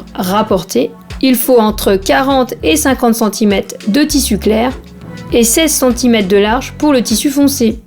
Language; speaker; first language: French; native; French